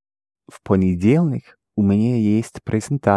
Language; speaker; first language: Russian; non-native, learner; English